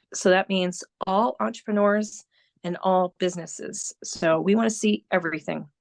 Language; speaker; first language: English; native; English